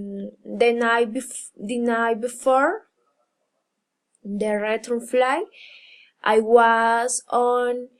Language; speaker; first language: English; non-native, learner; Spanish